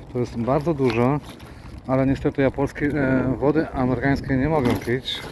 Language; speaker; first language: Polish; native; Polish